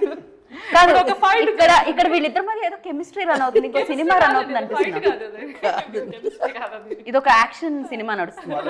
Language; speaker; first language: Telugu; native; Telugu